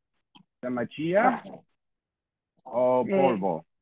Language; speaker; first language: Spanish; non-native, learner; English